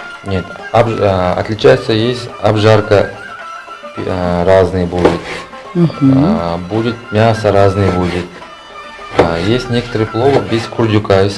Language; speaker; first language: Russian; non-native, learner; Uzbek